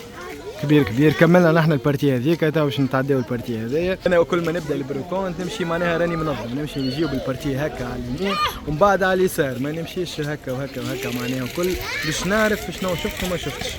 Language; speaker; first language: Arabic; native; Arabic